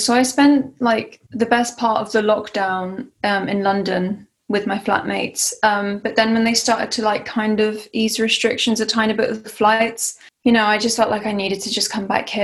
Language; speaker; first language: English; native; English